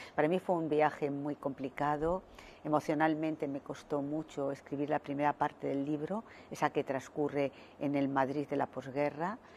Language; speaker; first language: Spanish; native; Spanish